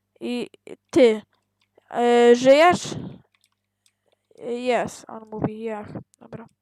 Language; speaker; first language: Polish; native; Polish